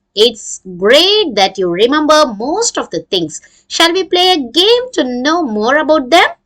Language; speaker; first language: English; non-native, local second language; Tamil